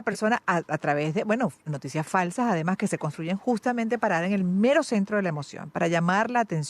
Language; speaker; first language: Spanish; native; Spanish